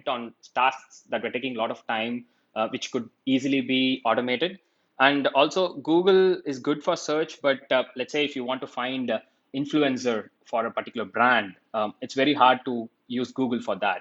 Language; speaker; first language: English; non-native, local second language; Tamil